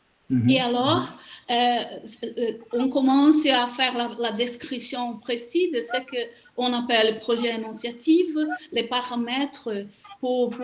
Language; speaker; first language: French; non-native, fluent; Portuguese